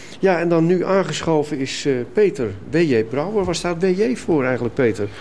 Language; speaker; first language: Dutch; native; Dutch